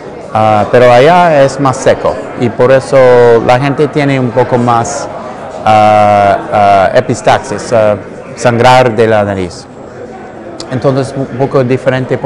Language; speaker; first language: Spanish; non-native, learner; English